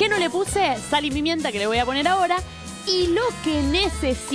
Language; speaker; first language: Spanish; native; Spanish